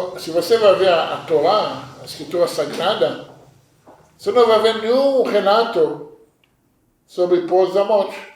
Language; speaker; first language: Portuguese; non-native, fluent; Hebrew